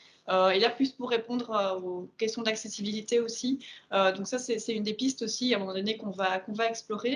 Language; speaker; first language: French; native; French